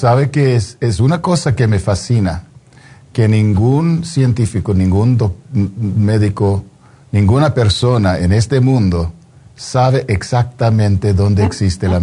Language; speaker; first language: Spanish; non-native, fluent; English